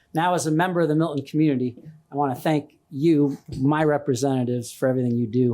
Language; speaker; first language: English; native; English